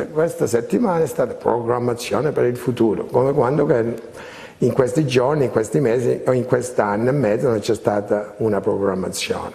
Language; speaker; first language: Italian; early bilingual, heritage; Italian